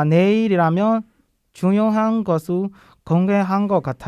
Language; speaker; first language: Korean; non-native, learner; Burmese